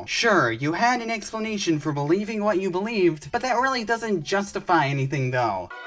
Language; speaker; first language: English; native; English